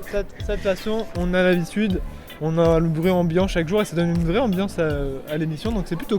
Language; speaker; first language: French; native; French